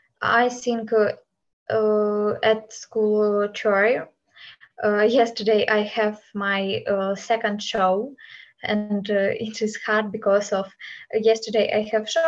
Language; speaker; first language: English; non-native, learner; Ukrainian